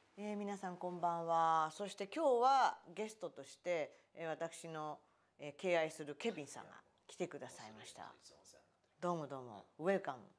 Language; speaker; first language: Japanese; native; Japanese